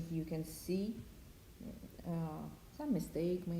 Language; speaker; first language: English; non-native, learner; Russian